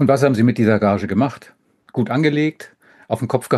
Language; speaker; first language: German; native; German